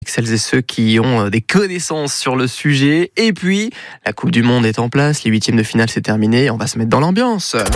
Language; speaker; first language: French; native; French